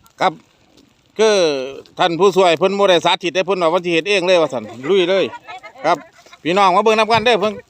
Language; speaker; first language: Thai; non-native, local second language; Northeastern Thai